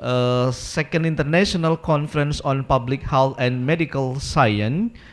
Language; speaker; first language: English; non-native, local second language; Indonesian